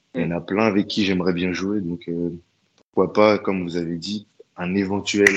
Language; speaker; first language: French; native; French